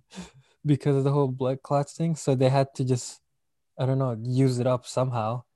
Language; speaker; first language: English; non-native, local second language; Malay